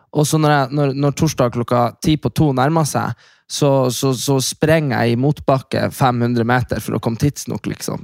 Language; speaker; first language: Norwegian; native; Norwegian